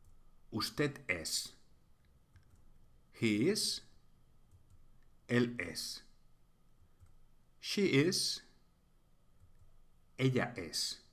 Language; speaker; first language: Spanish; non-native, fluent; English